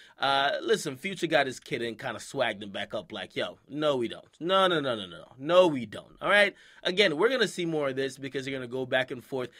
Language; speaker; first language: English; native; English